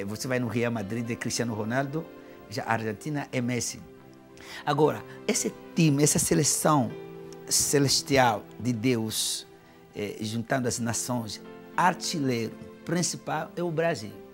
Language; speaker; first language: Portuguese; non-native, fluent; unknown